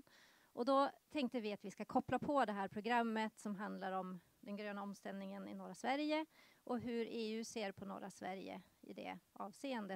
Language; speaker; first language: Swedish; native; Swedish